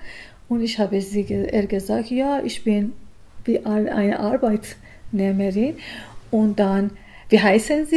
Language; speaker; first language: German; non-native, learner; Persian